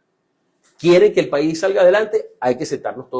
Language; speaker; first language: Spanish; native; Spanish